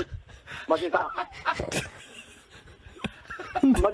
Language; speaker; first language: Japanese; native; Japanese